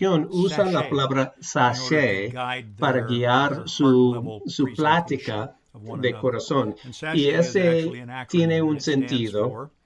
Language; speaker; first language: Spanish; non-native, fluent; English